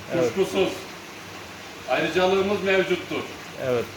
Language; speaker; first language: Turkish; native; Turkish